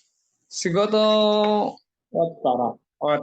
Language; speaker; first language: Japanese; non-native, learner; Indonesian